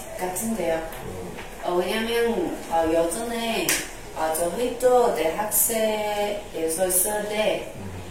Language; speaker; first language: Korean; non-native, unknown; Chinese